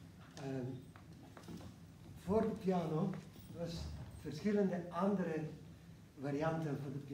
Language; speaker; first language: Dutch; non-native, learner; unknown